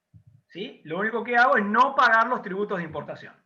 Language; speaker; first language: Spanish; native; Spanish